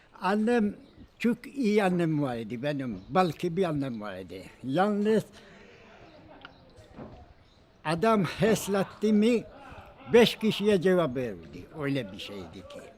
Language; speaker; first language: Turkish; non-native, local second language; Georgian